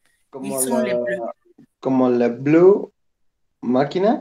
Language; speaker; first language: French; non-native, learner; Spanish